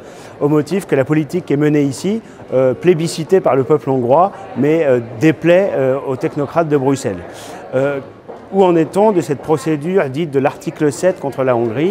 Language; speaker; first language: French; native; French